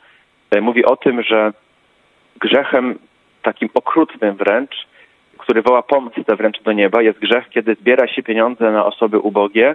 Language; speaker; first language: Polish; native; Polish